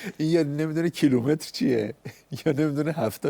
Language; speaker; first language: Persian; native; Persian